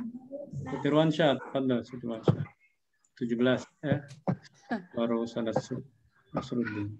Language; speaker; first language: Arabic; non-native, learner; Indonesian